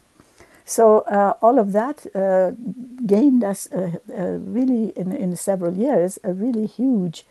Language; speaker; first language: English; native; English